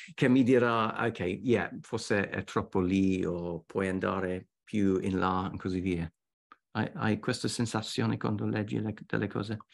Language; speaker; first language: Italian; non-native, fluent; English